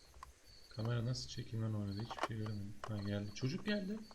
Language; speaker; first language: Turkish; native; Turkish